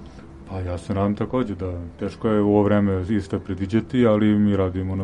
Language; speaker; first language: Serbian; native; Serbian